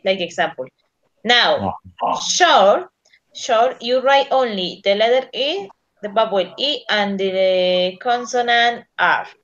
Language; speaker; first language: English; non-native, learner; Spanish